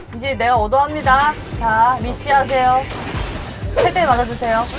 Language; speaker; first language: Korean; native; Korean